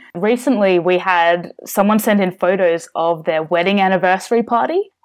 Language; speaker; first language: English; native; English